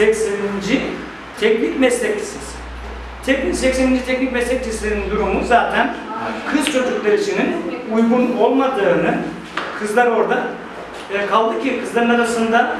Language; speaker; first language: Turkish; native; Turkish